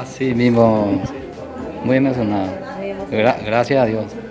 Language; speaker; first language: Spanish; non-native, local second language; Guarani